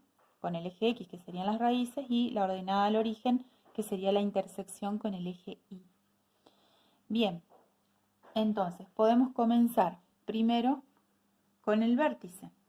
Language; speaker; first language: Spanish; native; Spanish